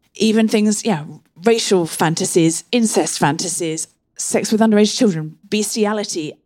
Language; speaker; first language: English; native; English